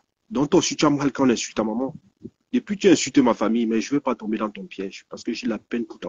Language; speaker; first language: French; native; French